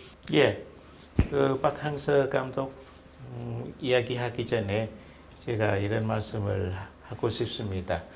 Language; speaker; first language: Korean; non-native, fluent; Vietnamese